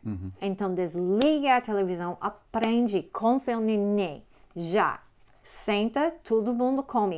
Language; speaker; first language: Portuguese; non-native, learner; English